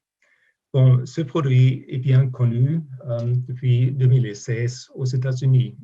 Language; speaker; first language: French; non-native, fluent; German